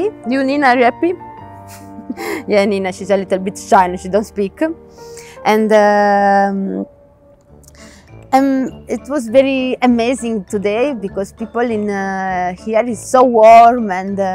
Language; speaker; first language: English; non-native, learner; Italian